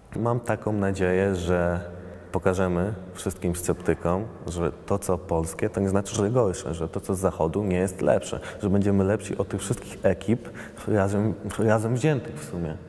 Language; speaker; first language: Polish; non-native, fluent; Italian